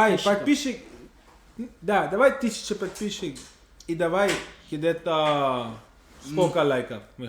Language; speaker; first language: Russian; non-native, fluent; English